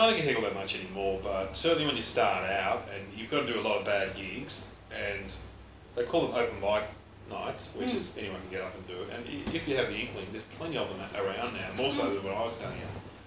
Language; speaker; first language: English; native; English